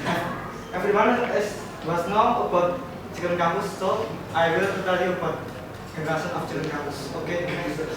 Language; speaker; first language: English; non-native, learner; Indonesian